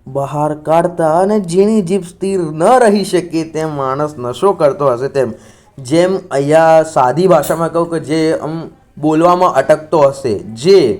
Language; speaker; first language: Gujarati; non-native, local second language; Marathi